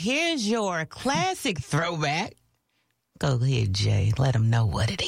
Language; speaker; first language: English; native; English